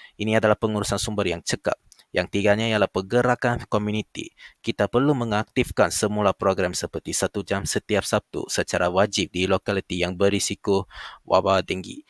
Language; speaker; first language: Malay; non-native, local second language; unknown